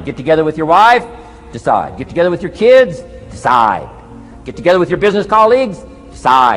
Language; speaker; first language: English; native; English